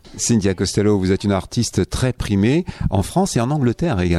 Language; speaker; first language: French; native; French